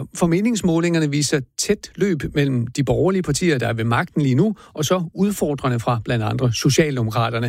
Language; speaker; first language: Danish; native; Danish